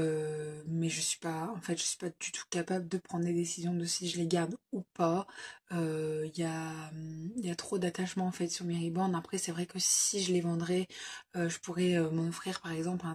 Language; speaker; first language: French; native; French